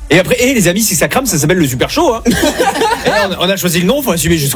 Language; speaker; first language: French; native; French